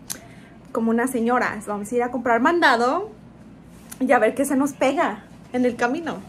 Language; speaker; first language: Spanish; early bilingual, heritage; Spanish